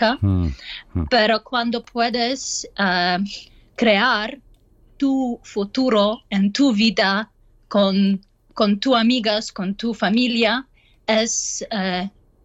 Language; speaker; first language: Spanish; non-native, learner; Ukrainian